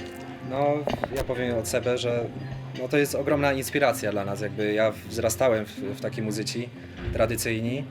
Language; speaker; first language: Polish; non-native, local second language; Rusyn